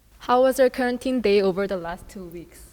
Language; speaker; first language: English; non-native, fluent; Korean